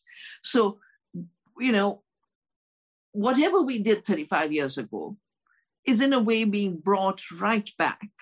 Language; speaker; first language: English; non-native, local second language; Hindi